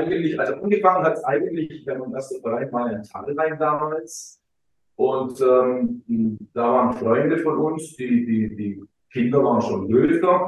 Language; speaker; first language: German; early bilingual, other home language; Croatian